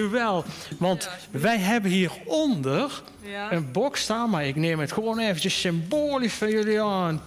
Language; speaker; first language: Dutch; native; Dutch